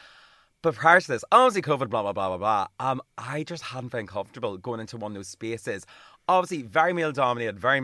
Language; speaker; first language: English; native; English